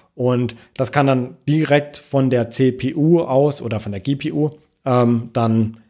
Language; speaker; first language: German; native; German